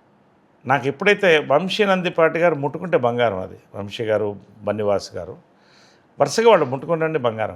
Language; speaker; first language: Telugu; native; Telugu